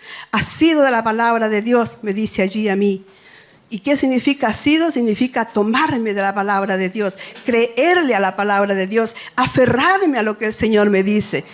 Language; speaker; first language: Spanish; native; Spanish